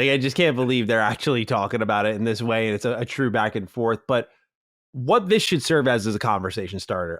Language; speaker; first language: English; native; English